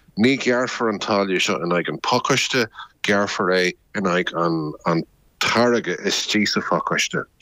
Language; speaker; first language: Irish; native; Irish